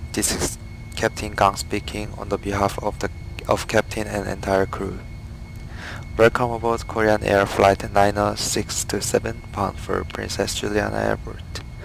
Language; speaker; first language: English; non-native, fluent; Korean